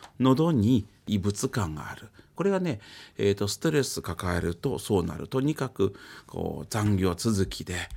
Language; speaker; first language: Japanese; native; Japanese